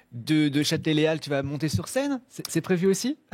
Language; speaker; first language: French; native; French